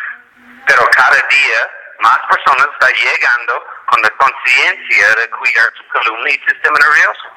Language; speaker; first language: Spanish; non-native, fluent; English